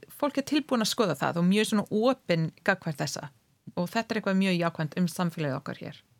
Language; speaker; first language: Icelandic; non-native, fluent; English